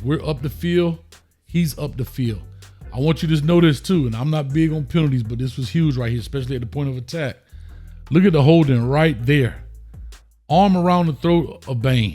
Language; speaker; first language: English; native; English